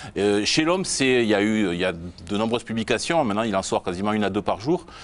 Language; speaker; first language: French; native; French